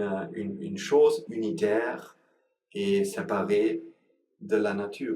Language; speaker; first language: French; non-native, learner; Sinhala